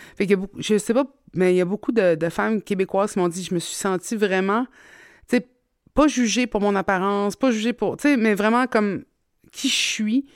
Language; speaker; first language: French; native; French